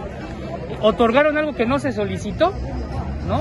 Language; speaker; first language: Spanish; native; Spanish